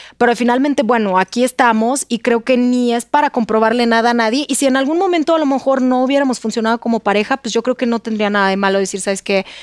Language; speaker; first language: Spanish; non-native, fluent; Russian